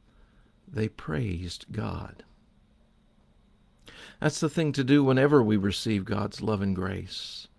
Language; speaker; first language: English; native; English